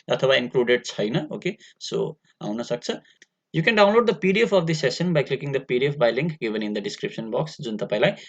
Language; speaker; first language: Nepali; native; Nepali